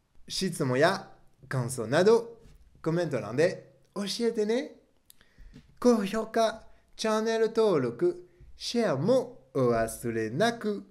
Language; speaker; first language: Japanese; non-native, fluent; French